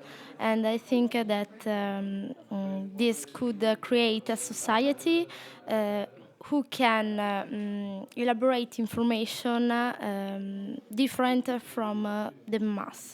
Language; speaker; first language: English; non-native, learner; Italian